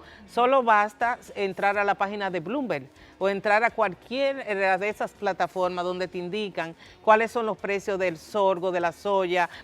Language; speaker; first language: Spanish; native; Spanish